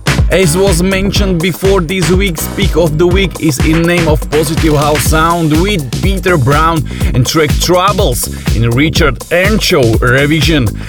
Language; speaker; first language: English; non-native, fluent; Slovak